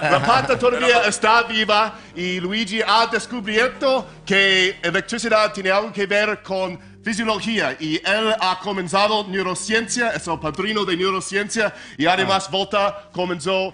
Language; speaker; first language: Spanish; non-native, fluent; English